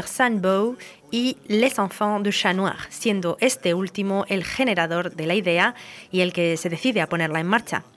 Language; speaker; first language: Spanish; native; Spanish